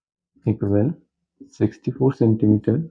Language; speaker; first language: English; non-native, local second language; Hindi